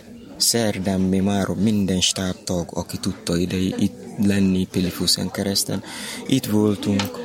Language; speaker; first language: Hungarian; non-native, learner; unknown